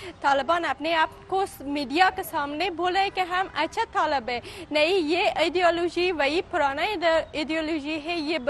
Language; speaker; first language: Hindi; non-native, fluent; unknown